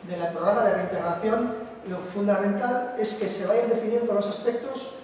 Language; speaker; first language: Spanish; native; Spanish